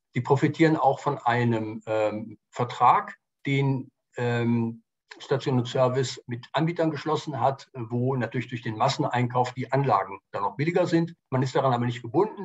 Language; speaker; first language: German; native; German